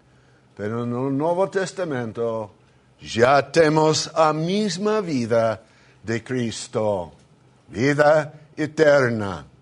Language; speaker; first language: Spanish; non-native, fluent; English